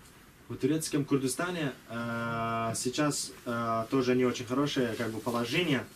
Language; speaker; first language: Russian; non-native, learner; Kurdish